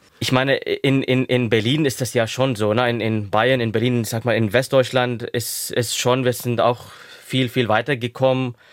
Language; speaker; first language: German; non-native, fluent; Urdu